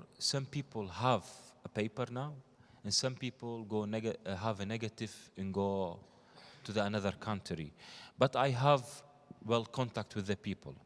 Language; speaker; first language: English; non-native, learner; Arabic